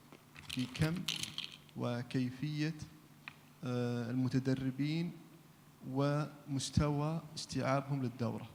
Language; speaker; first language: Arabic; native; Arabic